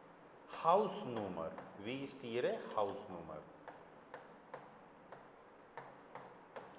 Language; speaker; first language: German; non-native, fluent; Hindi